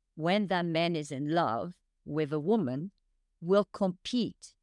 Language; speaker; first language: English; non-native, fluent; French